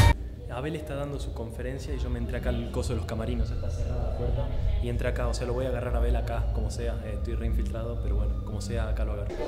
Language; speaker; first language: Spanish; native; Spanish